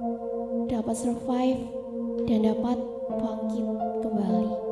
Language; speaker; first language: Indonesian; native; Indonesian